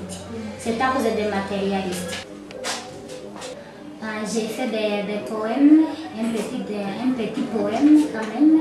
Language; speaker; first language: French; non-native, learner; Kinyarwanda